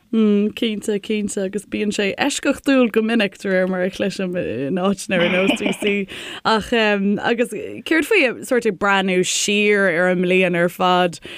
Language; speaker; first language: Irish; native; Irish